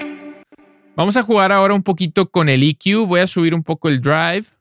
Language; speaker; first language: Spanish; native; Spanish